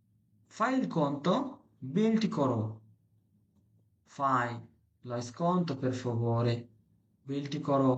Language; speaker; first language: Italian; non-native, fluent; Bangla